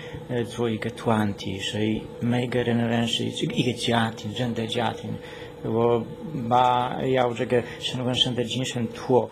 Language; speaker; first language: Chinese; non-native, learner; Polish